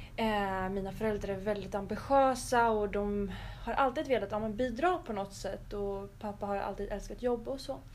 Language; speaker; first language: Swedish; early bilingual, other home language; Azerbaijani